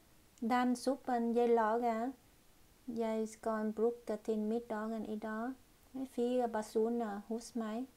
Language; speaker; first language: Norwegian; non-native, learner; Vietnamese